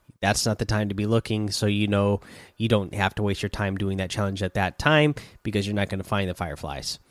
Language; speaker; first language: English; native; English